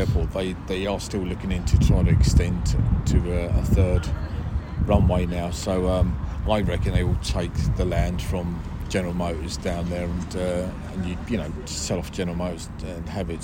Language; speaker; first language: English; native; English